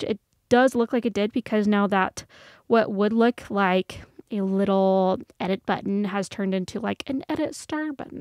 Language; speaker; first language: English; native; English